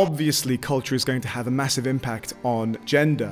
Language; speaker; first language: English; native; English